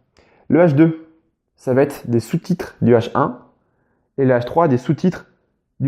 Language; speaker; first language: French; native; French